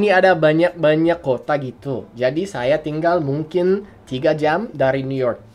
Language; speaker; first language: Indonesian; non-native, fluent; English